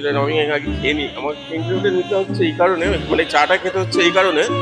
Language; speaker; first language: Bangla; native; Bangla